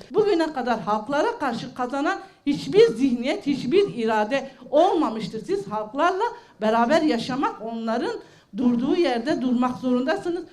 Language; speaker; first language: Turkish; non-native, local second language; Kurdish